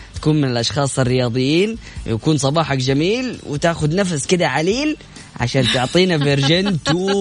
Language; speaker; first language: Arabic; native; Arabic